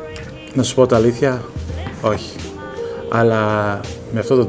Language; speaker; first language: Greek; early bilingual, heritage; Greek